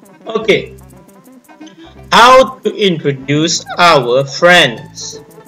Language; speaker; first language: English; non-native, local second language; Malay